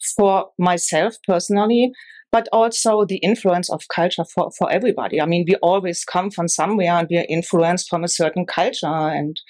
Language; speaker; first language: English; non-native, fluent; German